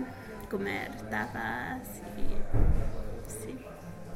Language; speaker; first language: Spanish; non-native, learner; English